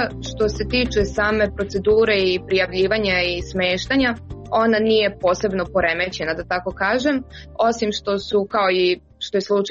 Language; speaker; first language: Serbian; native; Serbian